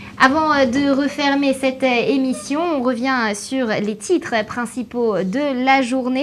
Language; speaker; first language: French; native; French